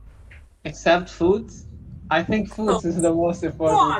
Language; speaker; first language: English; non-native, learner; Arabic